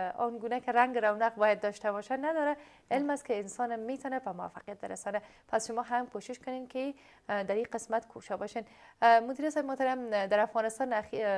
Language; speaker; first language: Persian; native; Persian